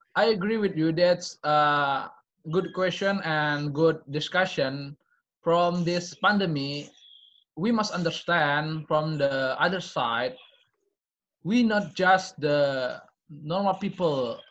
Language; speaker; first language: English; non-native, learner; Indonesian